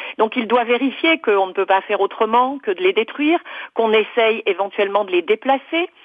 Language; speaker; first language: French; native; French